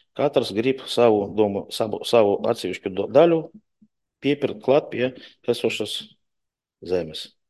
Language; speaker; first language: Latvian; non-native, local second language; Russian